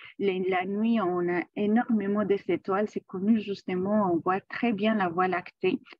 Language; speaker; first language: French; non-native, fluent; Spanish